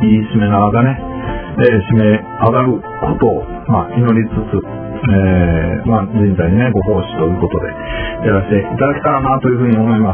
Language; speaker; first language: Japanese; native; Japanese